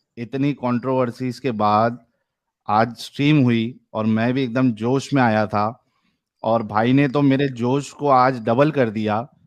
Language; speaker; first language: Hindi; native; Hindi